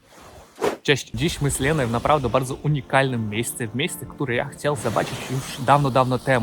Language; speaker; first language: Polish; non-native, learner; Russian